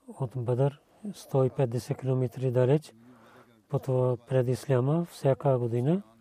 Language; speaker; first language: Bulgarian; non-native, learner; Urdu